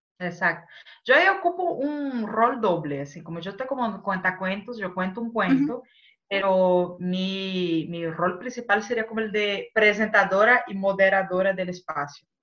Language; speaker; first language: Spanish; non-native, fluent; Portuguese